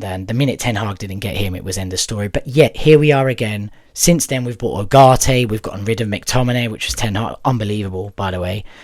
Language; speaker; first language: English; native; English